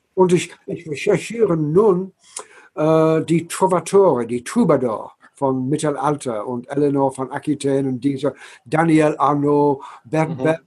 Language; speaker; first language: German; non-native, learner; English